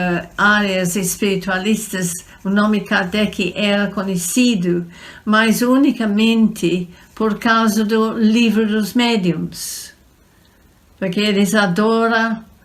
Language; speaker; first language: Portuguese; non-native, fluent; English